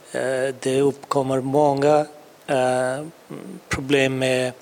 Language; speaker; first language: Swedish; non-native, fluent; Urdu